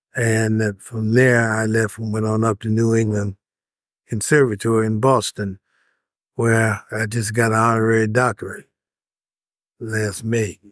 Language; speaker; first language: English; native; English